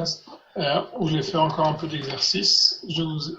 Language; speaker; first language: French; non-native, fluent; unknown